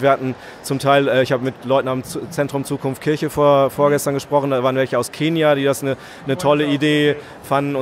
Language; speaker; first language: German; native; German